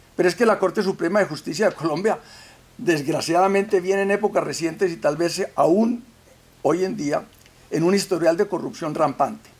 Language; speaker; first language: Spanish; native; Spanish